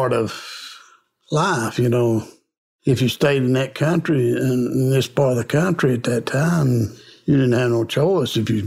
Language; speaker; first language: English; native; English